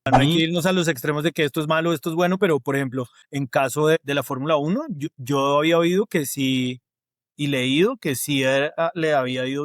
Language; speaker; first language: Spanish; native; Spanish